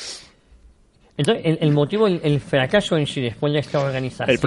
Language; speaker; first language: Spanish; native; Spanish